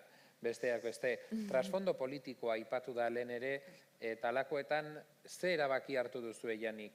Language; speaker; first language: Basque; native; Basque